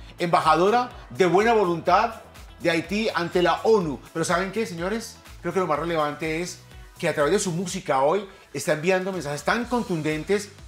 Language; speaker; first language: Spanish; native; Spanish